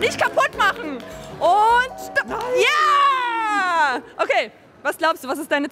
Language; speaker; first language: German; native; German